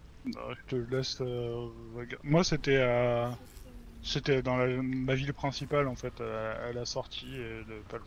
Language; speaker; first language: French; native; French